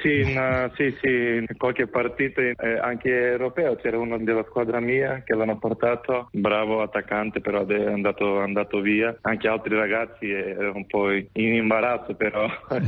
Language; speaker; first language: Italian; non-native, fluent; Macedonian